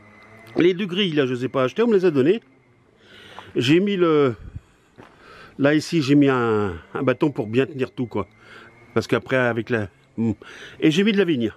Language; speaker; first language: French; native; French